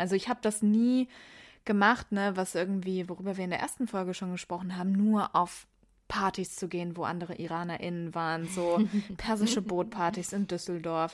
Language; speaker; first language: German; early bilingual, other home language; Persian